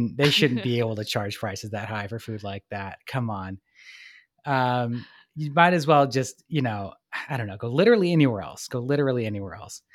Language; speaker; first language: English; native; English